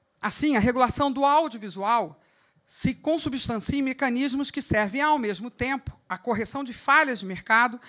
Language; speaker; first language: Portuguese; native; Portuguese